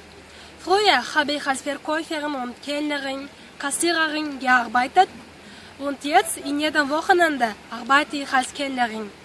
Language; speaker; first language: German; non-native, learner; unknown